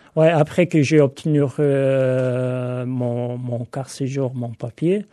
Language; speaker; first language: French; non-native, learner; Hazaragi